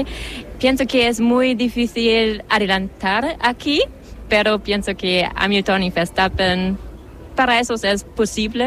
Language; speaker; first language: Spanish; non-native, learner; German